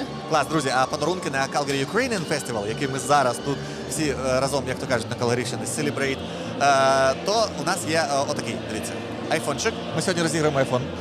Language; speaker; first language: Ukrainian; native; Ukrainian